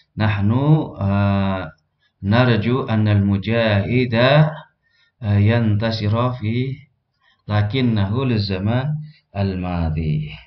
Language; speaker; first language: Arabic; non-native, fluent; Indonesian